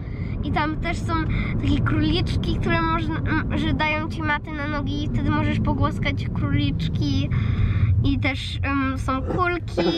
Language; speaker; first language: Polish; early bilingual, heritage; Polish